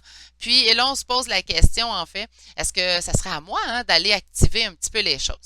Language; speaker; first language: French; native; French